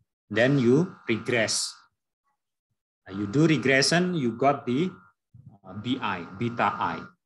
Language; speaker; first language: English; non-native, fluent; Indonesian